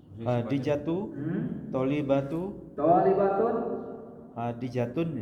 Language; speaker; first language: Arabic; non-native, learner; Indonesian